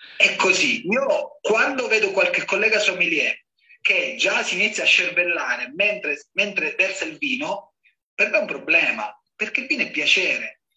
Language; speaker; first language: Italian; native; Italian